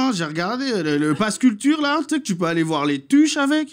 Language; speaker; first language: French; native; French